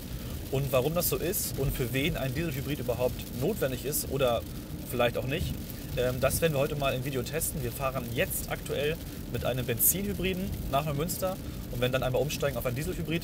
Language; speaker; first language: German; native; German